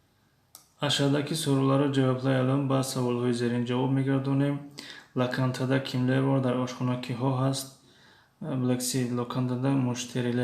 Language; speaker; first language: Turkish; non-native, fluent; Tajik